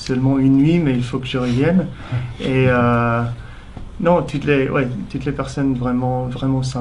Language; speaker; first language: French; non-native, fluent; English